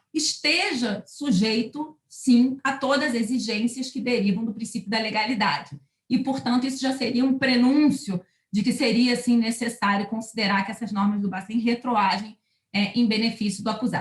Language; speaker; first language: Portuguese; native; Portuguese